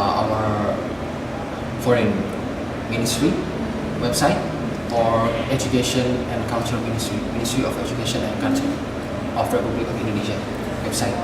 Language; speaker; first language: English; non-native, fluent; Indonesian